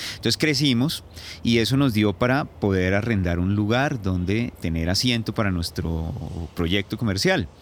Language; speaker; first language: Spanish; native; Spanish